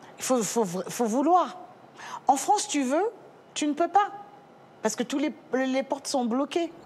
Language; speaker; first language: French; early bilingual, other home language; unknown